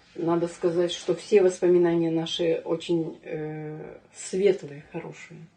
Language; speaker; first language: Russian; native; Russian